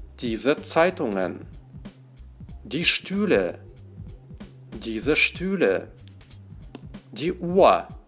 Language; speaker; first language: German; non-native, fluent; Russian